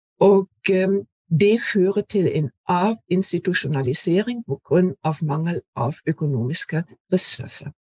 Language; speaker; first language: Norwegian; non-native, fluent; German